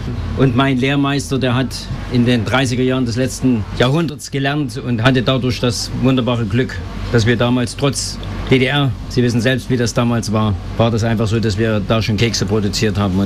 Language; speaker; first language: German; native; German